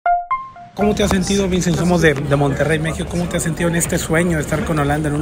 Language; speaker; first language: Spanish; native; Spanish